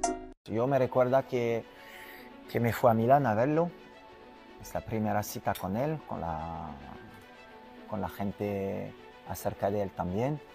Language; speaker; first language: Spanish; non-native, fluent; French